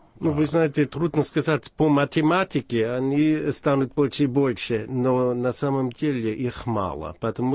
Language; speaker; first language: Russian; non-native, fluent; German